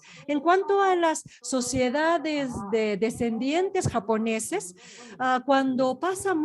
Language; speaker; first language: Spanish; non-native, fluent; Japanese